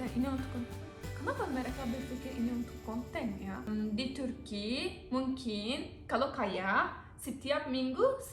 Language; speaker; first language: Indonesian; non-native, learner; Turkish